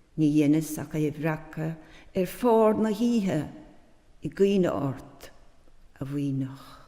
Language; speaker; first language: Irish; native; Irish